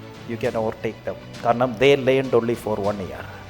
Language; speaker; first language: English; non-native, local second language; Malayalam